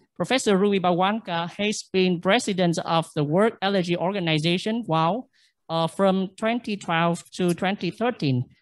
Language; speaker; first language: English; non-native, fluent; Vietnamese